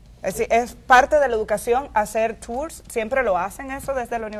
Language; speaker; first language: Spanish; native; Spanish